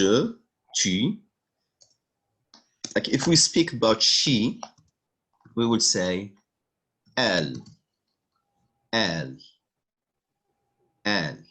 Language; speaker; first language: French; non-native, local second language; Arabic